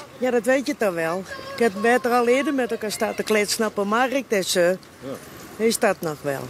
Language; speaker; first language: Dutch; native; Dutch